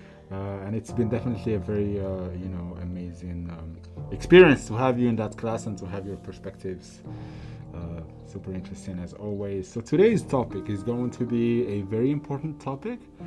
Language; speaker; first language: English; non-native, fluent; Arabic